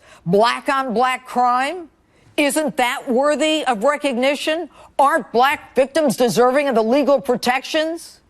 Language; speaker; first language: English; native; English